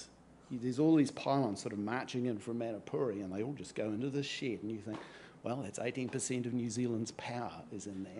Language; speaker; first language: English; native; English